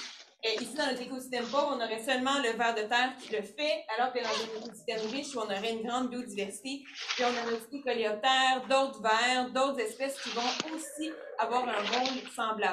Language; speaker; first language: French; native; French